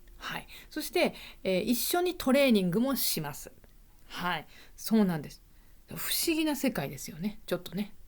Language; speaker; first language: Japanese; native; Japanese